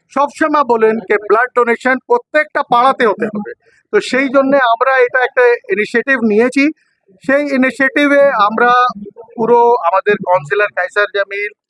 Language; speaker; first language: Bangla; non-native, local second language; Urdu